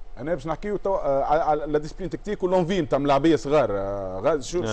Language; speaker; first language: Arabic; native; Arabic